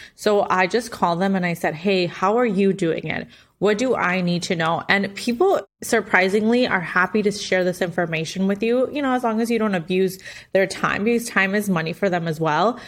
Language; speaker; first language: English; non-native, fluent; Spanish